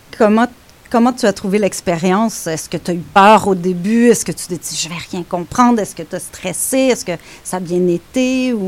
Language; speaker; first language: French; native; French